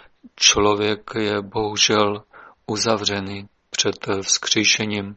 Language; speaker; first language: Czech; native; Czech